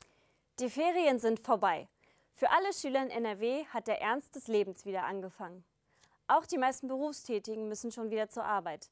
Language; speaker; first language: German; native; German